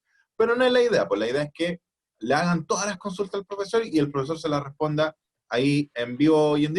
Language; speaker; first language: Spanish; native; Spanish